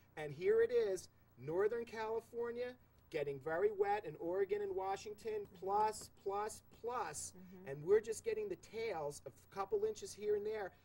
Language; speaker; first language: English; native; English